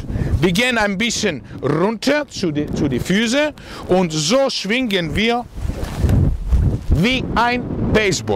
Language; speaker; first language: German; non-native, learner; Greek